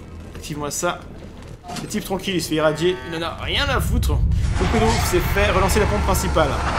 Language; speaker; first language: French; native; French